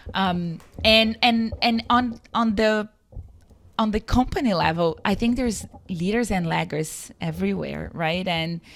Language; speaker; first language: English; non-native, fluent; Portuguese